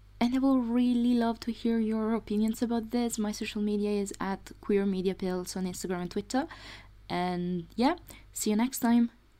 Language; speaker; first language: English; non-native, fluent; Italian